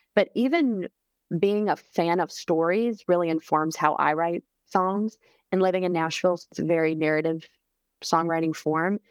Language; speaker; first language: English; native; English